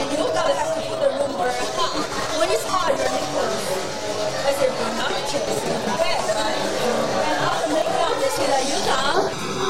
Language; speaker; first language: English; non-native, learner; Chinese